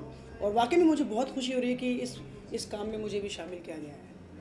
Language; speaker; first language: Hindi; native; Hindi